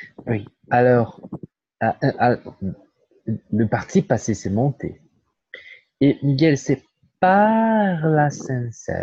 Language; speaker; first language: French; non-native, fluent; Portuguese